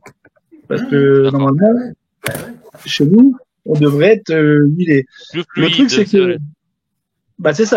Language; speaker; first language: French; native; French